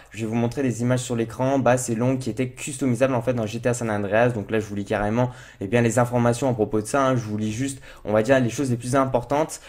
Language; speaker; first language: French; native; French